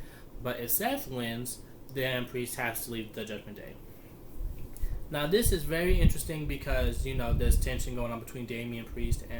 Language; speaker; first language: English; native; English